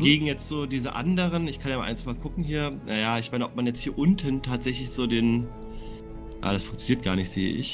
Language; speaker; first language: German; native; German